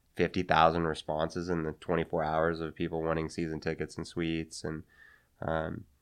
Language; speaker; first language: English; native; English